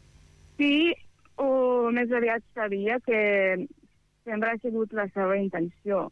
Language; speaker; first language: Catalan; non-native, fluent; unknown